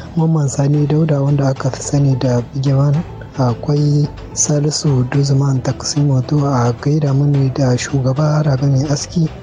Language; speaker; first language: Hausa; native; Hausa